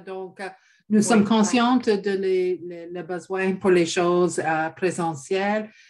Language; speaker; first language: French; non-native, fluent; English